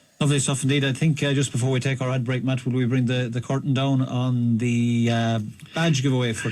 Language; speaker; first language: English; native; English